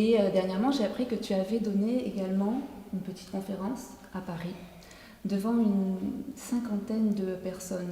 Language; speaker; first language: French; native; French